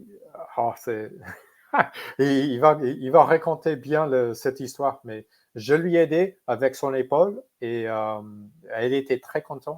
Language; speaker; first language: French; non-native, fluent; English